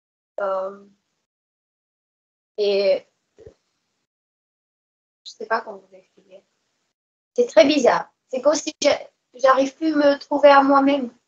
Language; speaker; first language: French; non-native, fluent; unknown